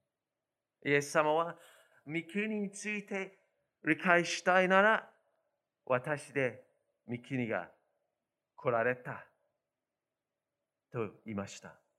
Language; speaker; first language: Japanese; non-native, fluent; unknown